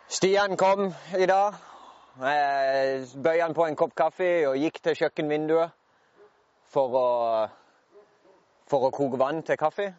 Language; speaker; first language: Norwegian; native; Norwegian